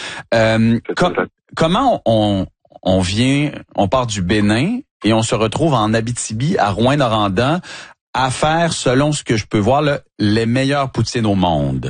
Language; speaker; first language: French; native; French